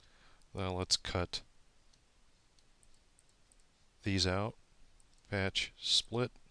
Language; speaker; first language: English; native; English